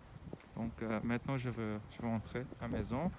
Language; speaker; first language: French; non-native, fluent; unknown